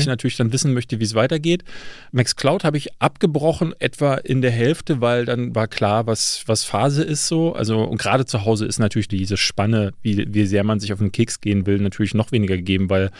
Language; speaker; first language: German; native; German